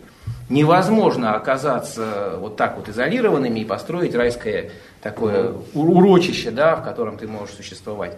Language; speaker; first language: Russian; native; Russian